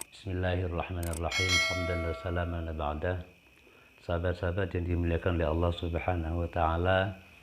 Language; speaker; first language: Indonesian; non-native, local second language; Madurese